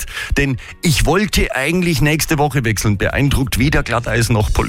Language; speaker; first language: German; native; German